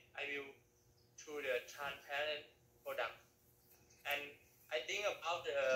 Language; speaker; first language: English; non-native, learner; Thai